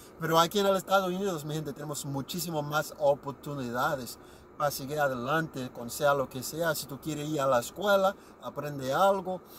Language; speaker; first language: Spanish; non-native, learner; Haitian Creole